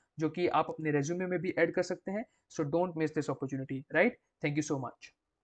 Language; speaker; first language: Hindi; non-native, local second language; Gujarati